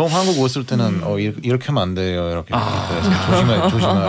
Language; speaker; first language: Korean; non-native, fluent; Bulgarian